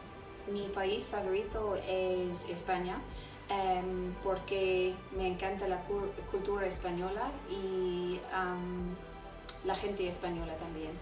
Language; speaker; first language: Spanish; non-native, fluent; English